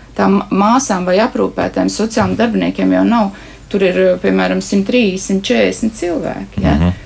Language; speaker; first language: Latvian; native; Latvian